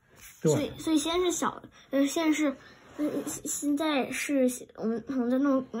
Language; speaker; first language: Chinese; early bilingual, heritage; Chinese